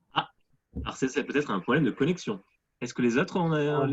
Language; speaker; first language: French; native; French